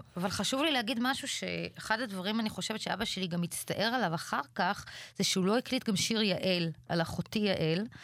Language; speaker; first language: Hebrew; native; Hebrew